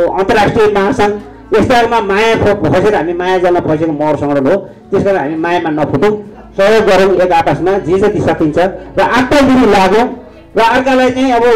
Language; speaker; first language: Nepali; non-native, local second language; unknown